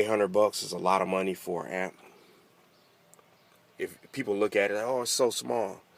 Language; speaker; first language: English; native; English